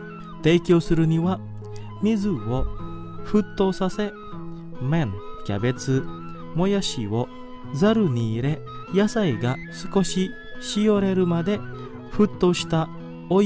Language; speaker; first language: Japanese; non-native, fluent; Indonesian